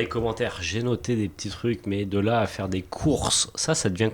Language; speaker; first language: French; native; French